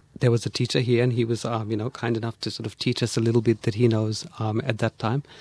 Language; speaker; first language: English; early bilingual, other home language; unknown